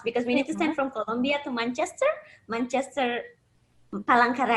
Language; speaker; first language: English; non-native, fluent; Indonesian